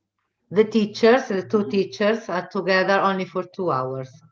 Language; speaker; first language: English; non-native, fluent; Italian